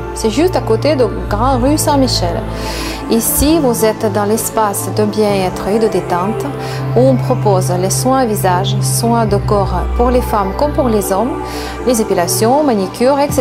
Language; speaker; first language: French; non-native, fluent; Russian